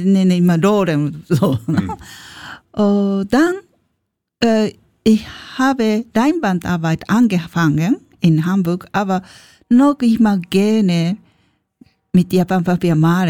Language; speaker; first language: German; non-native, learner; Japanese